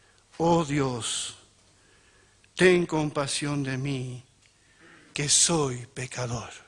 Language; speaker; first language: Spanish; native; Spanish